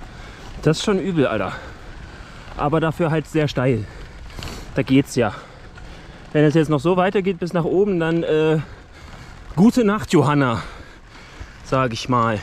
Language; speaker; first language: German; native; German